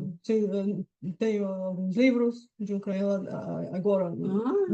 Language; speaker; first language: Portuguese; non-native, fluent; Bulgarian